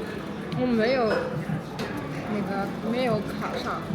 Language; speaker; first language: Chinese; non-native, learner; Mongolian